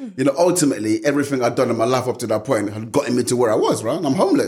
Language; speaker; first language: English; non-native, local second language; Yoruba